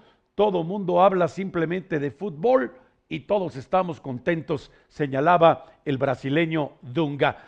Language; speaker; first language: Spanish; native; Spanish